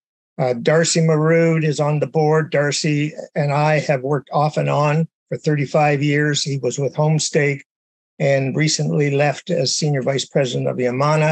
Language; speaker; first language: English; native; English